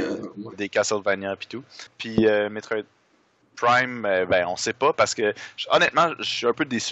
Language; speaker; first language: French; native; French